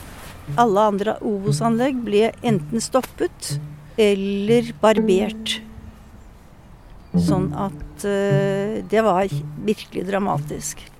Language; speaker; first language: Norwegian; native; Norwegian